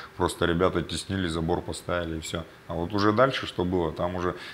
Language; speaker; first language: Russian; native; Russian